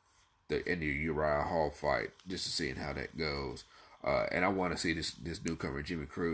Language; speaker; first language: English; native; English